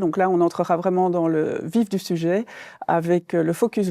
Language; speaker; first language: French; native; French